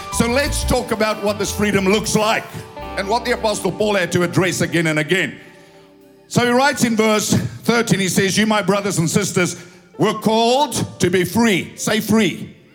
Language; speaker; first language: English; non-native, local second language; Afrikaans